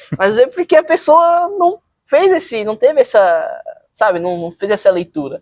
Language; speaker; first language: Portuguese; native; Portuguese